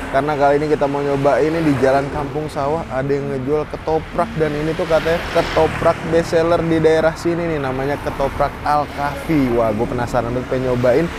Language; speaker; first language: Indonesian; native; Indonesian